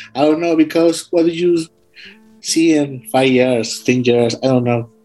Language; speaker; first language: English; non-native, learner; Spanish